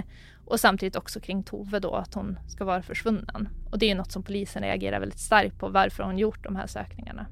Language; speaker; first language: Swedish; native; Swedish